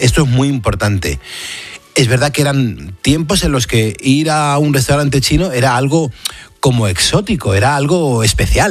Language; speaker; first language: Spanish; native; Spanish